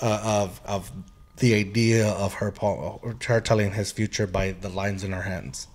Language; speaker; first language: English; early bilingual, heritage; Spanish